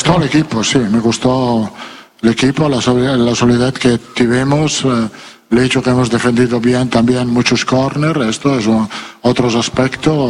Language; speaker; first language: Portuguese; non-native, learner; Italian